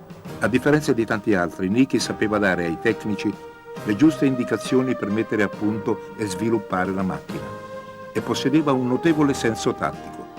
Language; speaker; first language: Italian; native; Italian